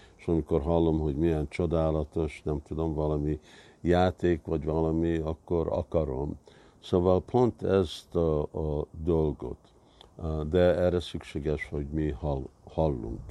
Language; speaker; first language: Hungarian; early bilingual, heritage; Hungarian